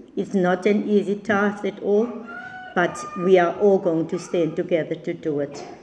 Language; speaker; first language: English; non-native, local second language; Afrikaans